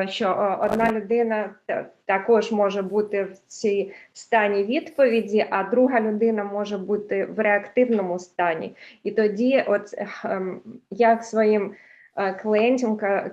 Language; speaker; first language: Ukrainian; early bilingual, heritage; Ukrainian